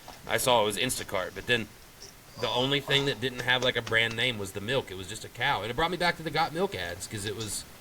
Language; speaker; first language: English; native; English